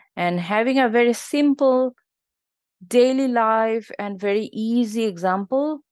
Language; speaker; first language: English; non-native, local second language; Bangla